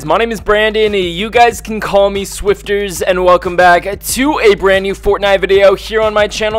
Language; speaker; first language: English; native; English